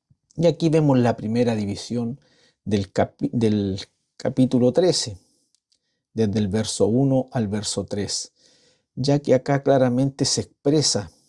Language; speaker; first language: Spanish; native; Spanish